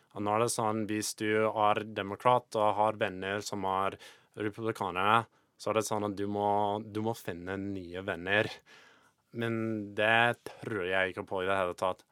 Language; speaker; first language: Norwegian; non-native, fluent; English